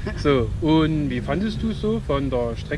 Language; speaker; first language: German; native; German